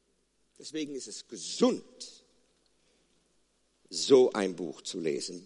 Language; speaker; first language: German; non-native, fluent; Afrikaans